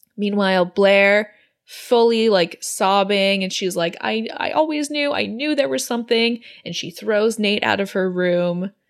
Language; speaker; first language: English; native; English